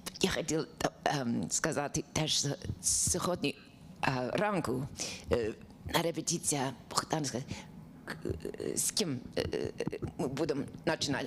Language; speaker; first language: Ukrainian; non-native, learner; English